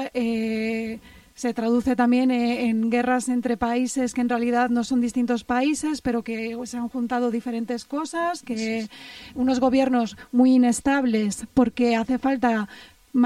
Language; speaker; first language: Spanish; native; Spanish